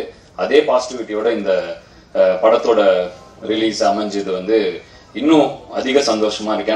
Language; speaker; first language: Tamil; native; Tamil